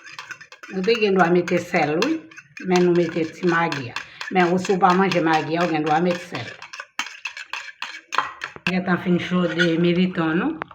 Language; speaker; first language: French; non-native, learner; Haitian Creole